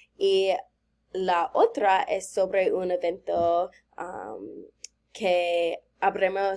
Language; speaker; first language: Spanish; non-native, learner; English